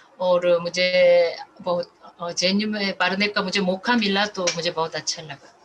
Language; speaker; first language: Hindi; non-native, fluent; Korean